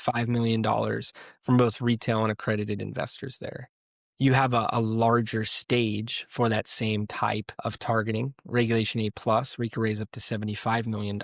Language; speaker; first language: English; native; English